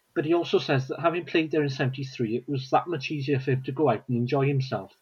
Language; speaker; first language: English; non-native, local second language; Welsh